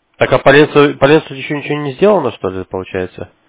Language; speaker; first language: Russian; native; Russian